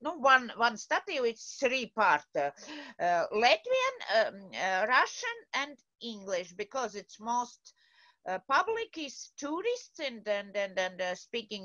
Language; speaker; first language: English; non-native, learner; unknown